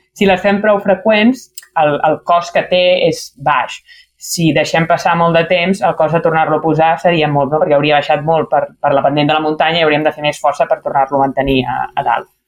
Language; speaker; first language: Catalan; native; Catalan